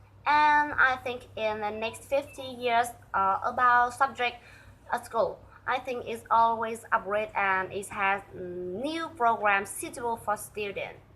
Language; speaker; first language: English; non-native, learner; Vietnamese